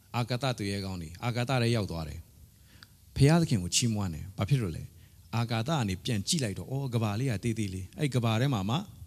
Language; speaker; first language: Burmese; non-native, local second language; Hakha Chin